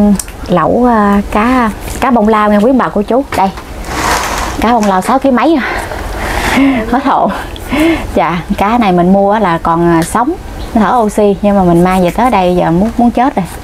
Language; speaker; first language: Vietnamese; native; Vietnamese